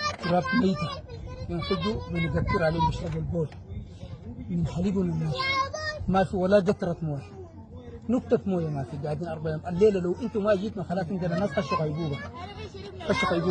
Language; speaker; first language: Arabic; native; Arabic